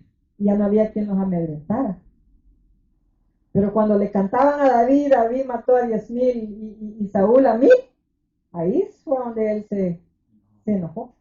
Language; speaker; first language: Spanish; native; Spanish